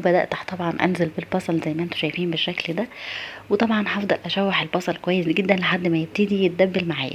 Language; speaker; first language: Arabic; native; Arabic